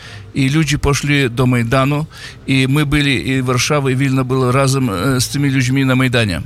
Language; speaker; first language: Polish; non-native, fluent; Yiddish